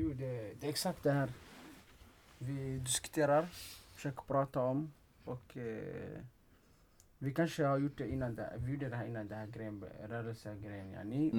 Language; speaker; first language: Swedish; non-native, fluent; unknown